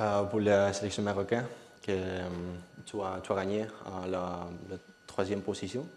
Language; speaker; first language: French; non-native, fluent; Spanish